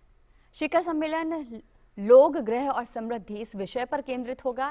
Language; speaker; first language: Hindi; native; Hindi